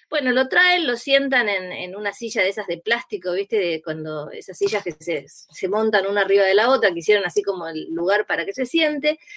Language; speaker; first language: Spanish; native; Spanish